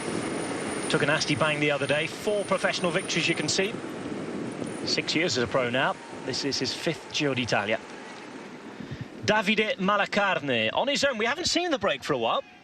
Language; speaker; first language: English; native; English